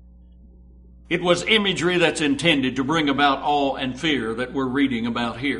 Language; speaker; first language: English; native; English